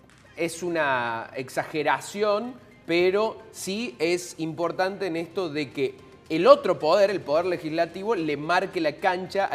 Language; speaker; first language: Spanish; native; Spanish